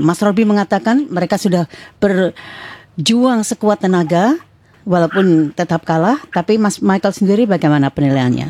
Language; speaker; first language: Indonesian; native; Indonesian